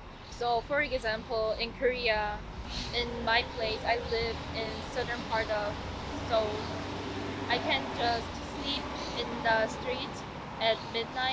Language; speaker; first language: English; non-native, fluent; Korean